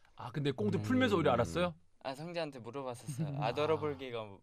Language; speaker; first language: Korean; non-native, fluent; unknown